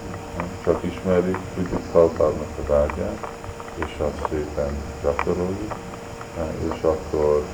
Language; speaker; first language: Hungarian; early bilingual, heritage; Hungarian